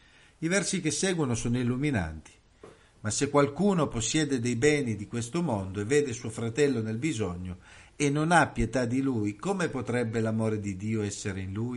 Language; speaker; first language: Italian; native; Italian